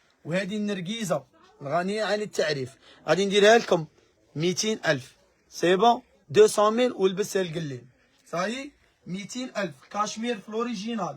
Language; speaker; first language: Arabic; native; Arabic